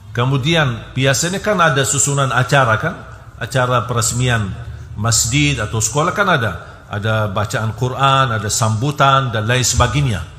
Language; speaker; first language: Indonesian; non-native, fluent; Arabic